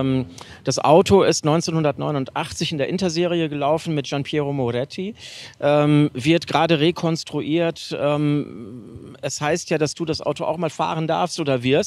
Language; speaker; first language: German; native; German